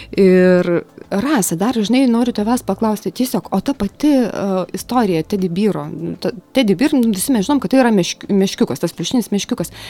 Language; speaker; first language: Lithuanian; native; Lithuanian